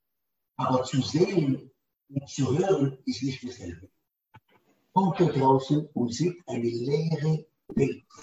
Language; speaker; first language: German; non-native, learner; Hebrew